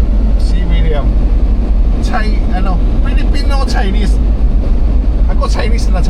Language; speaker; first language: Filipino; non-native, learner; Chinese